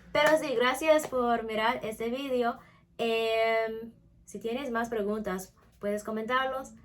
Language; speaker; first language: Spanish; non-native, learner; English